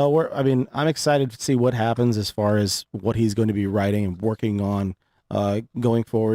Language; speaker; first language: English; native; English